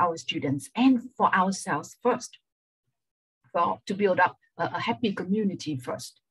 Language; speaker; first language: English; non-native, fluent; Vietnamese